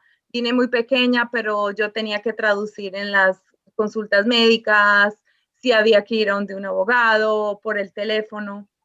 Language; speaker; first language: Spanish; early bilingual, other home language; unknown